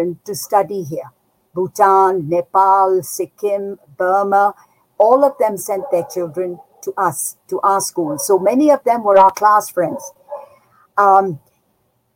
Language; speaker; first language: English; non-native, local second language; Nepali